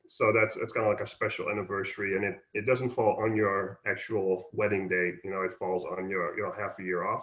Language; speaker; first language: English; non-native, fluent; Dutch